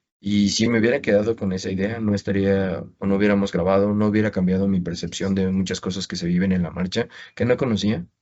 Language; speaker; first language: Spanish; native; Spanish